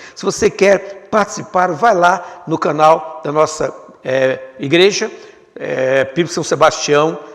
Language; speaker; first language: Portuguese; native; Portuguese